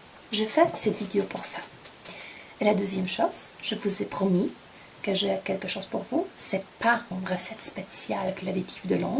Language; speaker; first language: French; non-native, fluent; Polish